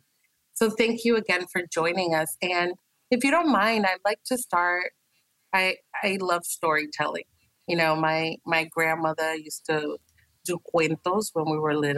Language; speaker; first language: English; early bilingual, other home language; Spanish